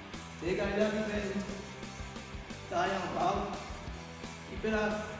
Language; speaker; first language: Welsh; non-native, local second language; English